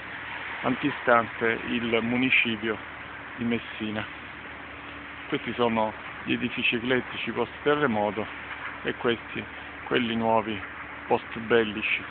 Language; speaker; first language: Italian; native; Italian